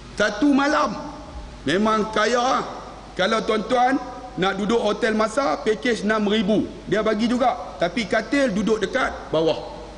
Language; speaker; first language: Malay; native; Malay